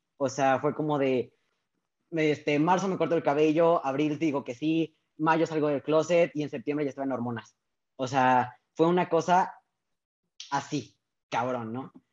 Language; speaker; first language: Spanish; native; Spanish